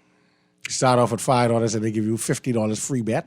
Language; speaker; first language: English; native; English